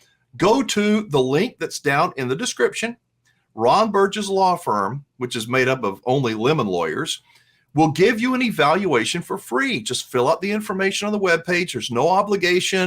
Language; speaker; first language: English; native; English